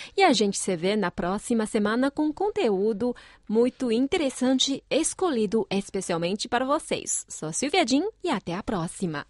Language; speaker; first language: Portuguese; non-native, fluent; Chinese